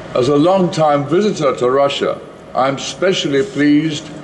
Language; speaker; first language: English; native; English